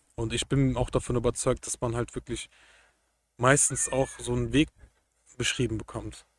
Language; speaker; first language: German; native; German